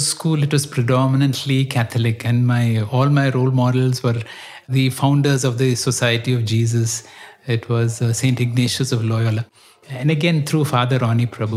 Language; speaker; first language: English; non-native, local second language; Kannada